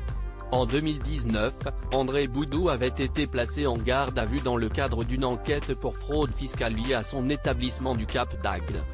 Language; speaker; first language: French; native; French